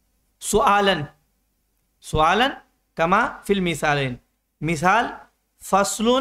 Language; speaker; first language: Arabic; non-native, learner; Urdu